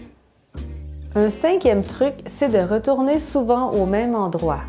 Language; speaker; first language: French; native; French